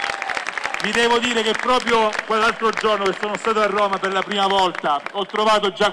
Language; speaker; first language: Italian; native; Italian